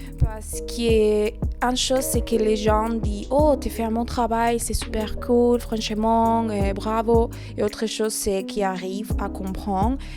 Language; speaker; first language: French; non-native, fluent; Spanish